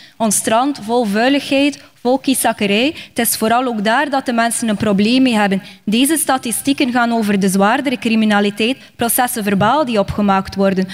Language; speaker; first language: Dutch; native; Dutch